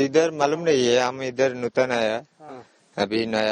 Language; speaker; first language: Hindi; non-native, learner; Bangla